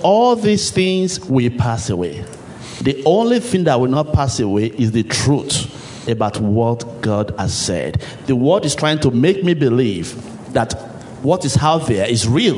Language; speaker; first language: English; non-native, local second language; Yoruba